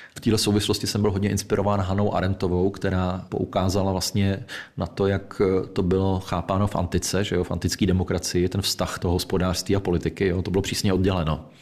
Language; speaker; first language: Czech; native; Czech